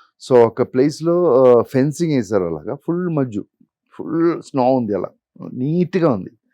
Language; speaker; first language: Telugu; non-native, learner; Malayalam